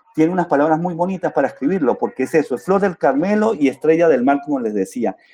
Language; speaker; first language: Spanish; native; Spanish